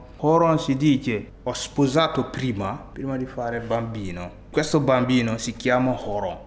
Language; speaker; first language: Italian; non-native, learner; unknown